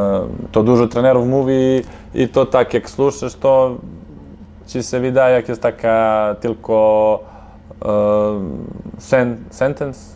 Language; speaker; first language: Polish; non-native, fluent; Serbian